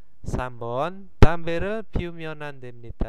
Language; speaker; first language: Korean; non-native, fluent; Indonesian